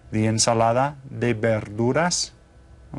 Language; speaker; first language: Spanish; non-native, fluent; English